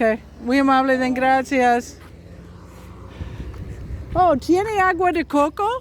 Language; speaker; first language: Spanish; non-native, learner; English